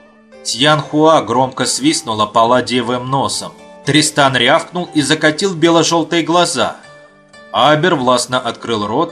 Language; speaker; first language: Russian; native; Russian